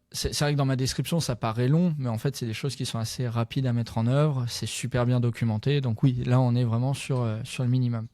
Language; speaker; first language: French; native; French